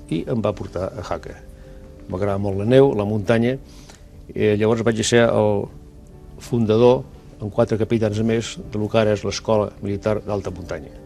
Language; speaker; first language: Catalan; non-native, local second language; Basque